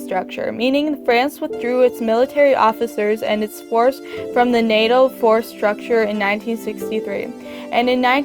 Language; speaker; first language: English; native; English